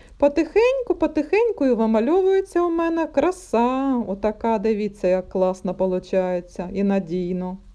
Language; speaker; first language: Ukrainian; non-native, local second language; Russian